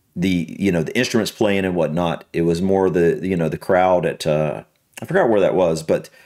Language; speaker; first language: English; native; English